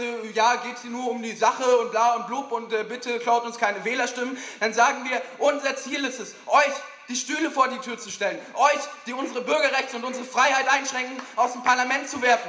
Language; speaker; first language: German; native; German